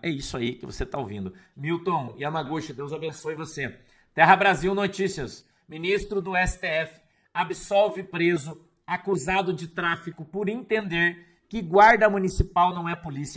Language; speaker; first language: Portuguese; native; Portuguese